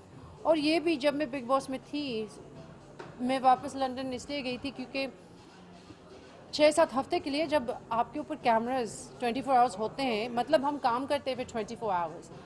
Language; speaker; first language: Hindi; early bilingual, heritage; English